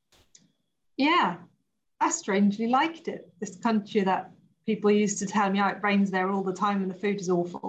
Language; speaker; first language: English; non-native, fluent; German